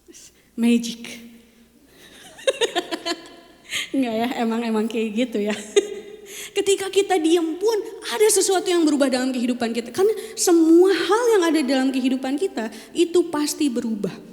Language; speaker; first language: Indonesian; native; Indonesian